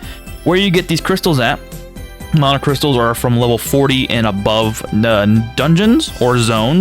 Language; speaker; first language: English; native; English